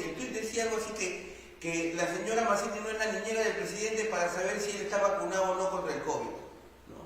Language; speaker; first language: Spanish; native; Spanish